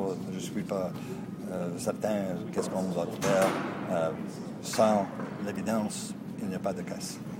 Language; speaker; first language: French; non-native, learner; English